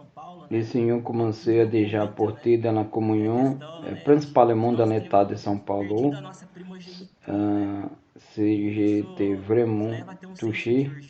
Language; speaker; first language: French; non-native, learner; Portuguese